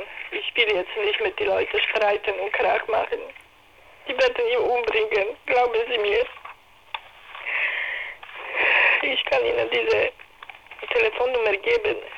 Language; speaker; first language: German; non-native, learner; Polish